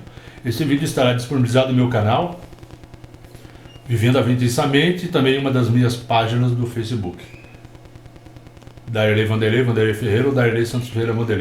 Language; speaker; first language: Portuguese; native; Portuguese